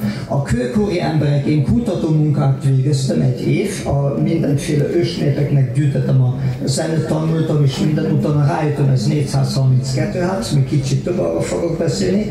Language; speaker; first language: Hungarian; non-native, fluent; German